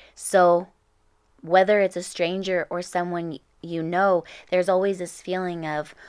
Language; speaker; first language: English; native; English